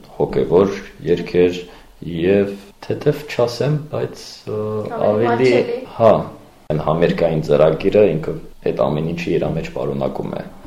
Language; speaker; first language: Armenian; early bilingual, heritage; Armenian